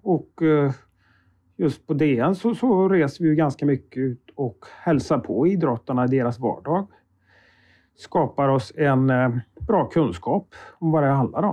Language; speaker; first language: Swedish; native; Swedish